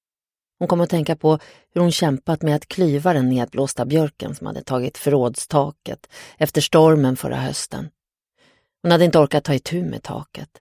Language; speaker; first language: Swedish; native; Swedish